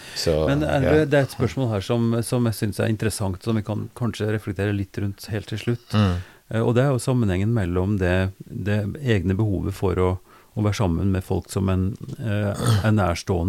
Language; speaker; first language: Norwegian; native; Norwegian